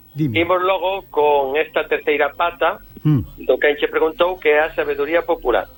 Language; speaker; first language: Galician; native; Galician